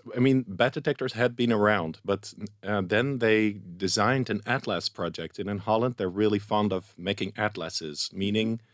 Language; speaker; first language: English; non-native, fluent; Dutch